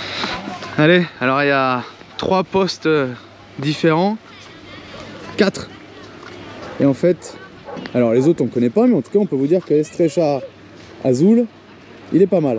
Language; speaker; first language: French; native; French